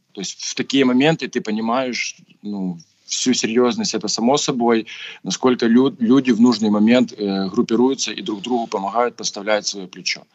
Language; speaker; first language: Russian; native; Russian